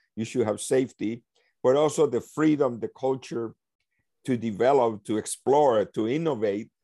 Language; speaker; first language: English; early bilingual, other home language; Spanish